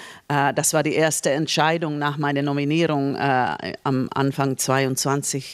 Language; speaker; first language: German; non-native, fluent; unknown